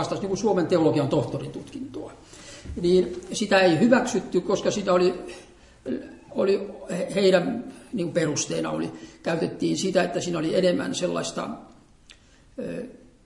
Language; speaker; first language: Finnish; native; Finnish